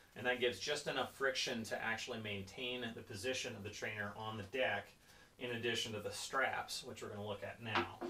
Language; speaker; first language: English; native; English